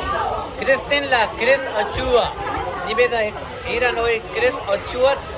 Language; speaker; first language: Vietnamese; non-native, learner; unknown